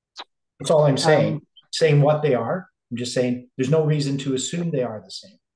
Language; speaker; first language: English; native; English